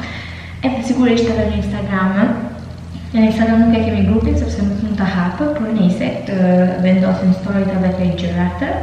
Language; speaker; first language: Albanian; early bilingual, heritage; Albanian